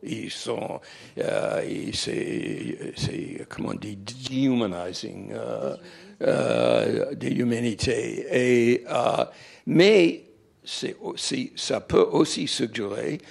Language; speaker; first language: French; non-native, fluent; English